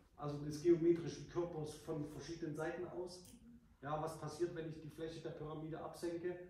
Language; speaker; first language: German; native; German